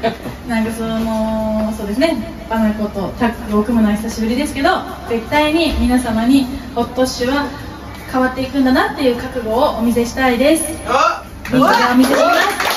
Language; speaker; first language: Japanese; native; Japanese